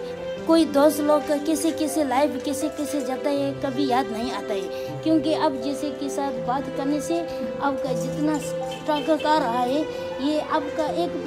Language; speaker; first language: Hindi; non-native, local second language; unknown